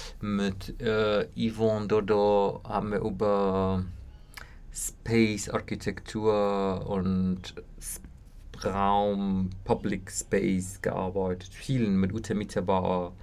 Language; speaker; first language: German; non-native, learner; Kurdish